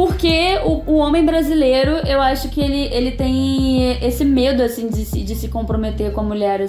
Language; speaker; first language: Portuguese; native; Portuguese